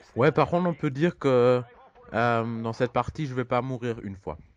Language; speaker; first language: French; non-native, fluent; German